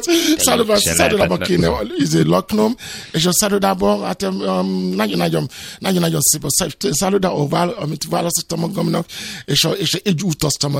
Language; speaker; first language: Hungarian; non-native, fluent; Yoruba